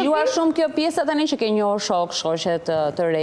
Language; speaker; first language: Albanian; native; Albanian